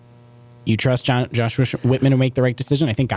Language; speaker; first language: English; native; English